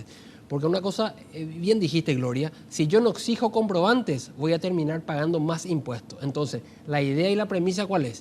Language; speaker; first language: Spanish; native; Spanish